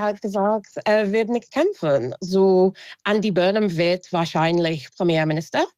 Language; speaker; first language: German; non-native, fluent; English